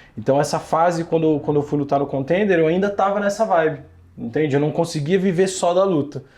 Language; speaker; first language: Portuguese; native; Portuguese